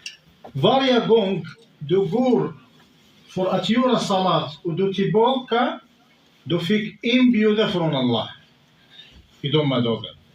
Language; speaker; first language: Swedish; non-native, fluent; Arabic